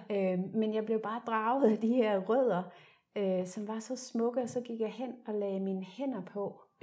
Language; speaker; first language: Danish; native; Danish